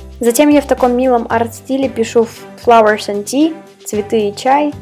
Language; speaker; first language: Russian; native; Russian